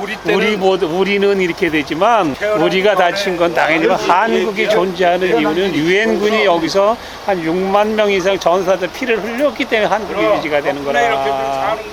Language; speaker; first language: Korean; native; Korean